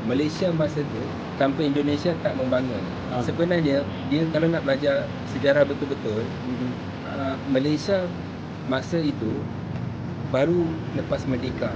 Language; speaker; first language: Malay; native; Malay